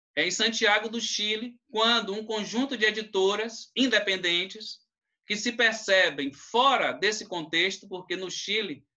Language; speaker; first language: Portuguese; native; Portuguese